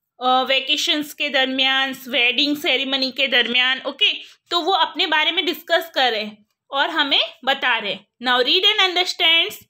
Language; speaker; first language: Hindi; non-native, local second language; Gujarati